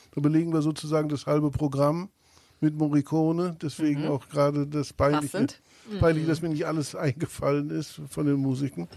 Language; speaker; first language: German; native; German